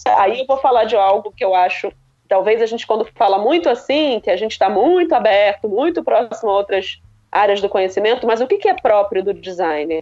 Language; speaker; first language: Portuguese; native; Portuguese